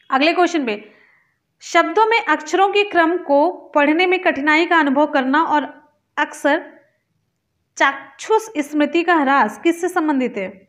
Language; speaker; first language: Hindi; native; Hindi